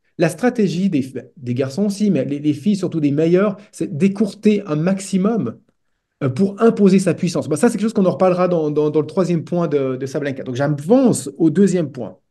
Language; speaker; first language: French; native; French